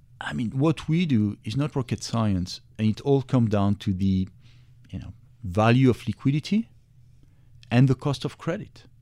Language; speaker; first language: English; non-native, fluent; French